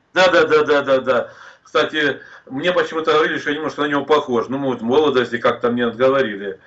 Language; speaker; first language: Russian; native; Russian